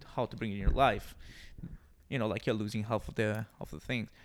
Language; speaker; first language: English; non-native, fluent; Italian